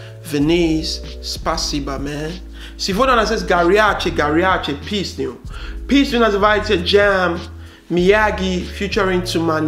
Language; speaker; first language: Russian; non-native, learner; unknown